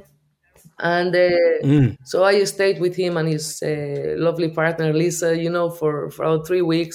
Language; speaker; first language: English; non-native, fluent; Spanish